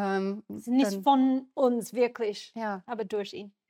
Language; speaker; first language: German; non-native, learner; English